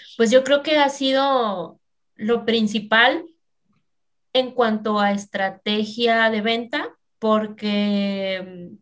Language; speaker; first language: Spanish; native; Spanish